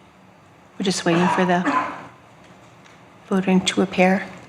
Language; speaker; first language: English; native; English